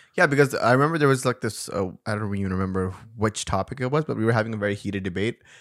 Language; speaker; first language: English; non-native, local second language; Urdu